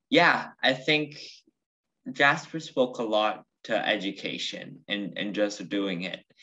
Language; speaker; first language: English; early bilingual, other home language; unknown